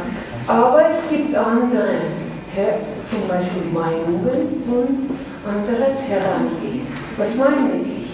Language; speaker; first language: German; non-native, fluent; Armenian